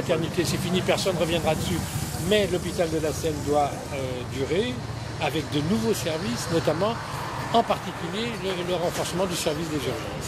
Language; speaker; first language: French; native; French